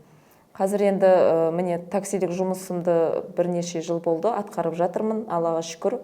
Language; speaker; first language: Kazakh; native; Kazakh